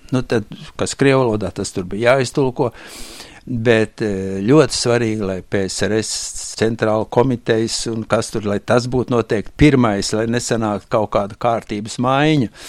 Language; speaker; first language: Latvian; native; Latvian